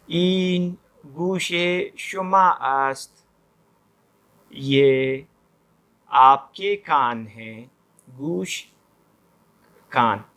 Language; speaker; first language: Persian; non-native, fluent; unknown